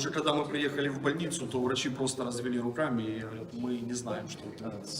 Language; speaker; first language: Russian; native; Russian